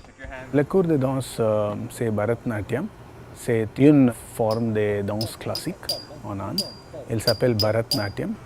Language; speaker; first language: French; non-native, learner; Tamil